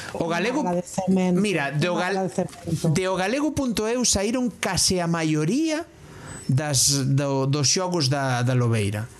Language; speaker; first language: Galician; non-native, local second language; Spanish